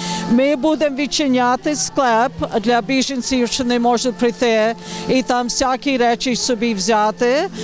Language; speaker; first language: Ukrainian; early bilingual, heritage; Ukrainian